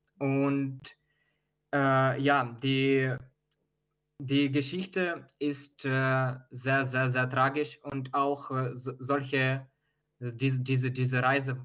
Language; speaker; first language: German; non-native, fluent; Ukrainian